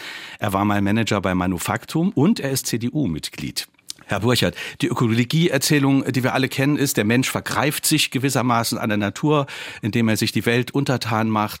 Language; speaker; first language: German; native; German